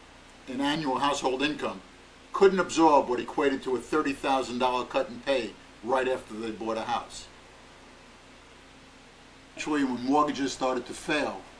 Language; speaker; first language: English; native; English